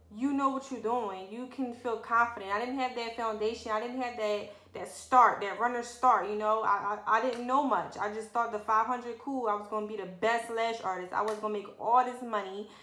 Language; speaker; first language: English; native; English